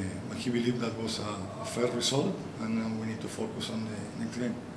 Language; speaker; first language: English; non-native, fluent; Spanish